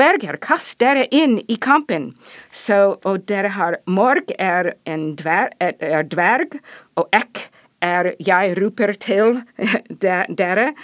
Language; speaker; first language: Norwegian; non-native, fluent; English